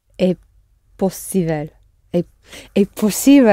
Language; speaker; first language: Portuguese; non-native, learner; English